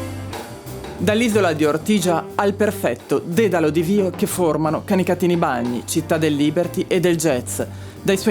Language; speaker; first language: Italian; native; Italian